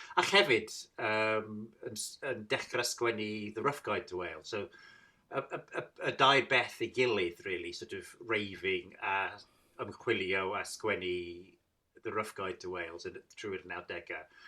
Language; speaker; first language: Welsh; non-native, fluent; English